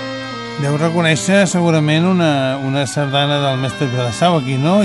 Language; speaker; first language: Catalan; native; Catalan